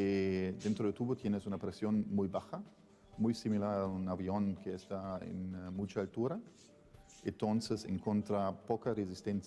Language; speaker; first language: Spanish; non-native, fluent; Italian